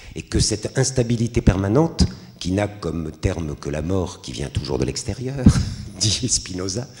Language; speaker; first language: French; native; French